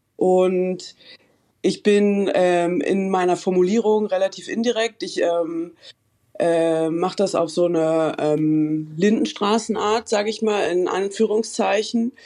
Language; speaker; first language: German; native; German